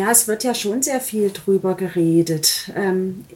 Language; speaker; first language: German; native; German